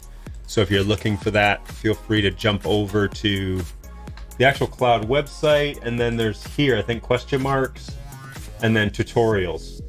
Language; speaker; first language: English; native; English